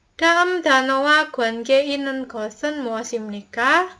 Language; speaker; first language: Korean; non-native, learner; Indonesian